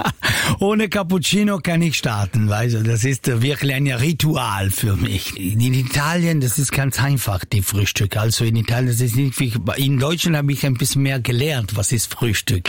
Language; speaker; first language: German; non-native, learner; Italian